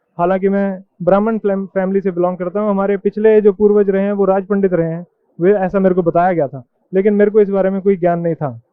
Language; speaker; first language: Hindi; native; Hindi